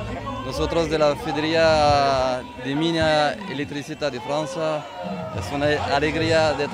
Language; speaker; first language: Spanish; non-native, learner; French